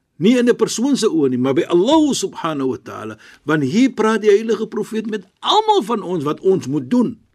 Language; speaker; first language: Afrikaans; non-native, fluent; Arabic